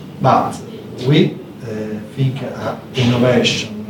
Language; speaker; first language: English; non-native, learner; Italian